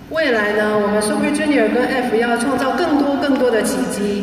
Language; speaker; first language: Chinese; native; Chinese